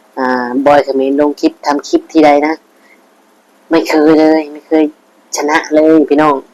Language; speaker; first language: Thai; non-native, local second language; Lao